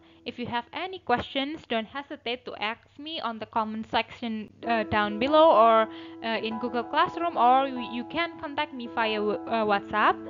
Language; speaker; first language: English; non-native, fluent; Indonesian